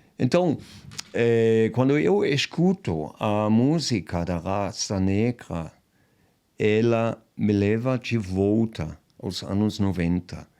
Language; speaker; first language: Portuguese; non-native, fluent; German